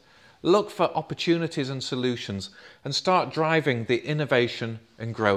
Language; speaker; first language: English; native; English